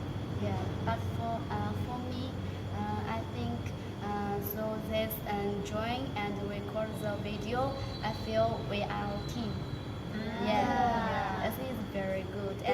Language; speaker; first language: English; non-native, learner; Chinese